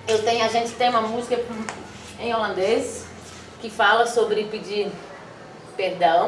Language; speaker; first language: Portuguese; non-native, fluent; Dutch